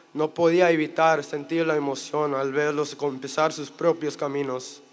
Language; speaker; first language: Spanish; early bilingual, heritage; Spanish